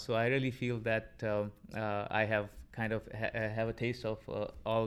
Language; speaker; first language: English; non-native, local second language; Punjabi